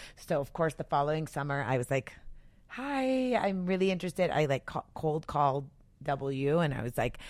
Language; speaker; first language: English; native; English